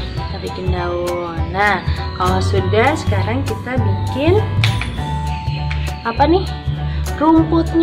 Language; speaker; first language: Indonesian; native; Indonesian